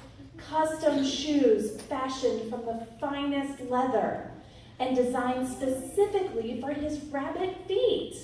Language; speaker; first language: English; native; English